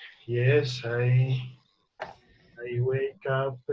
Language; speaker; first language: English; non-native, learner; Spanish